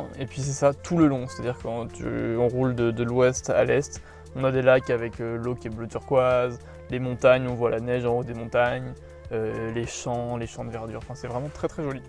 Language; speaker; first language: French; native; French